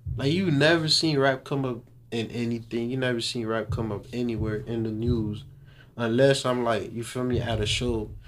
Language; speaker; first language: English; early bilingual, other home language; Haitian Creole